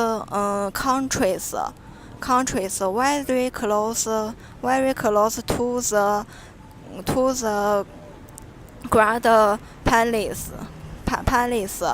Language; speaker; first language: English; non-native, learner; Chinese